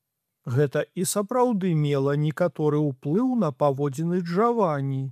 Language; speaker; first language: Belarusian; native; Belarusian